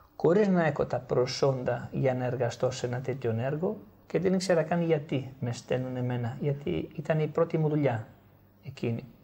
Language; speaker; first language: Greek; non-native, fluent; Italian